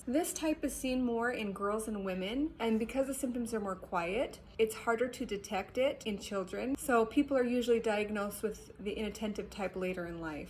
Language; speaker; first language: English; native; English